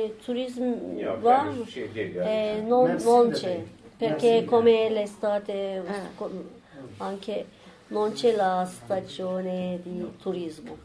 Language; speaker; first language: Italian; non-native, learner; Turkish